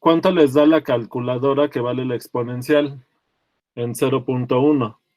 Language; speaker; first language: Spanish; native; Spanish